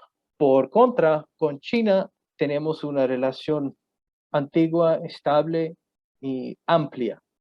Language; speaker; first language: Spanish; non-native, fluent; Punjabi